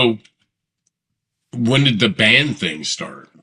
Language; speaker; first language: English; native; English